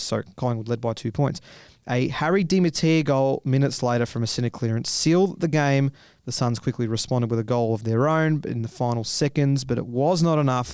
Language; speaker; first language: English; native; English